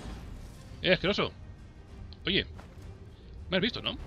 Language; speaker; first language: Spanish; native; Spanish